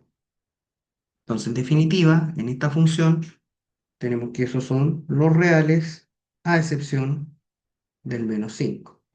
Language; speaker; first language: Spanish; native; Spanish